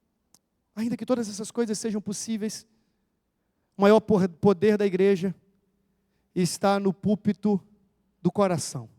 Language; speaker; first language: Portuguese; native; Portuguese